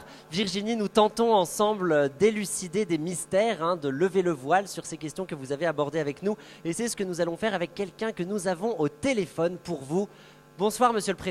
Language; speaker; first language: French; native; French